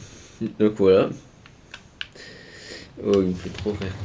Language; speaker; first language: French; native; French